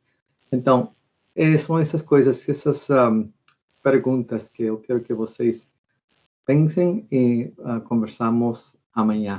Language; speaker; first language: Portuguese; non-native, fluent; Spanish